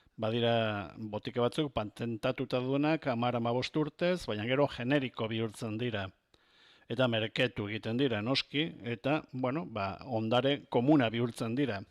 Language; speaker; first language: Basque; non-native, local second language; Spanish